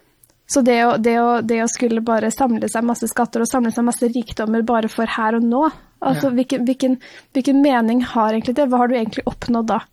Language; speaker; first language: Norwegian; native; Norwegian